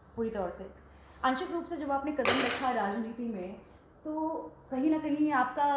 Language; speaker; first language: Hindi; native; Hindi